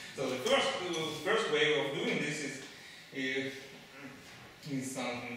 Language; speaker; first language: English; non-native, fluent; Russian